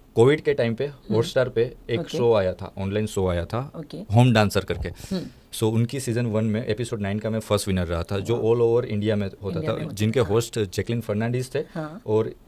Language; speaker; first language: Hindi; non-native, local second language; Gujarati